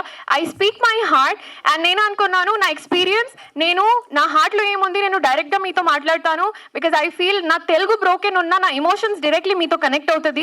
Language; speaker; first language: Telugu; non-native, learner; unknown